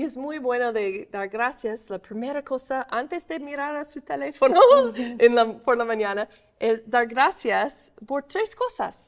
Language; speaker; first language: Spanish; non-native, fluent; English